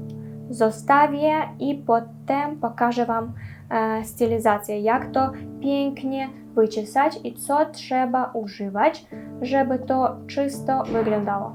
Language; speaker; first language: Polish; non-native, learner; Russian